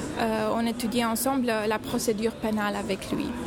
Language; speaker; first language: French; non-native, learner; Romanian